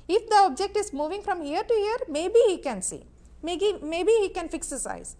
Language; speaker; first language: English; non-native, local second language; Malayalam